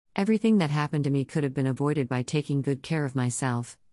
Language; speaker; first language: English; native; English